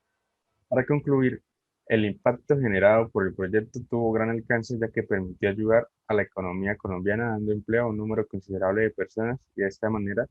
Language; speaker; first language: Spanish; native; Spanish